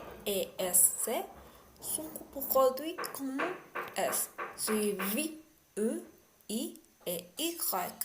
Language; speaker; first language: French; non-native, learner; Spanish